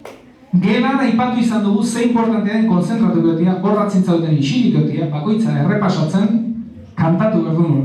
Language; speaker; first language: Basque; native; Basque